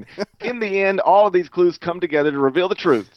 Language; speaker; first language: English; native; English